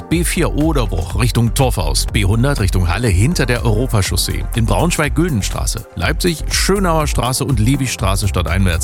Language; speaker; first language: German; native; German